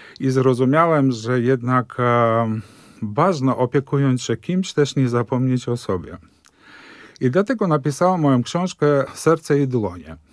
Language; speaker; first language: Polish; early bilingual, heritage; Polish